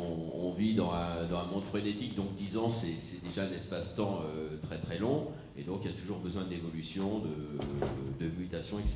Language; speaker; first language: French; native; French